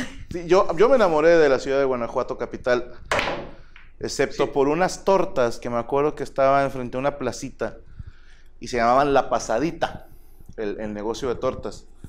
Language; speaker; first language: Spanish; native; Spanish